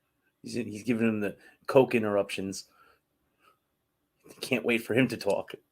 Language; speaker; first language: English; native; English